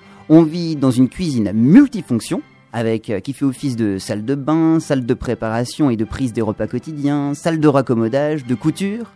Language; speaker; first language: French; native; French